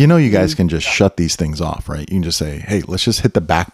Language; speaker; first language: English; native; English